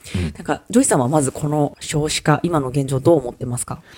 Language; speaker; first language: Japanese; native; Japanese